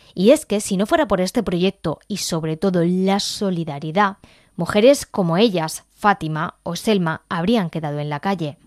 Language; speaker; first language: Spanish; native; Spanish